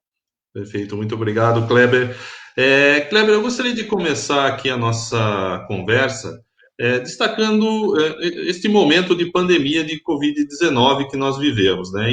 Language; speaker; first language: Portuguese; native; Portuguese